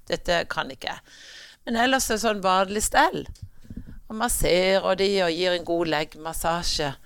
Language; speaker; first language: Norwegian; native; Norwegian